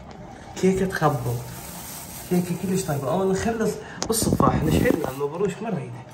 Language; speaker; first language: Arabic; native; Arabic